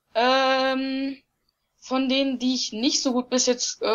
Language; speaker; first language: German; native; German